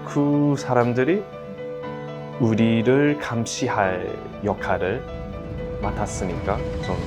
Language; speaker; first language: Korean; non-native, fluent; English